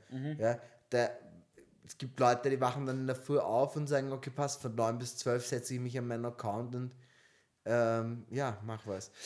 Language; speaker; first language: German; early bilingual, other home language; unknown